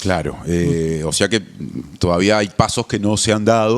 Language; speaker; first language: Spanish; native; Spanish